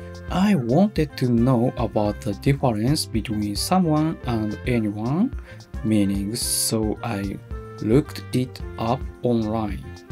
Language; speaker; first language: English; non-native, learner; Japanese